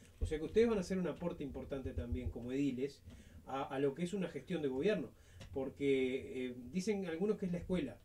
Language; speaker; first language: Spanish; native; Spanish